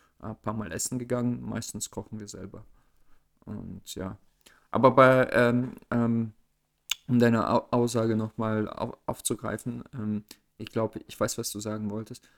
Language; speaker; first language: German; early bilingual, other home language; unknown